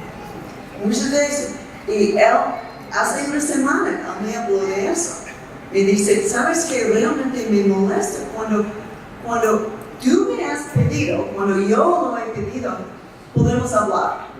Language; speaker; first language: Spanish; non-native, fluent; English